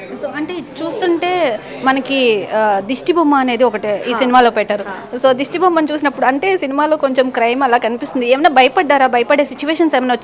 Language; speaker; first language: Telugu; native; Telugu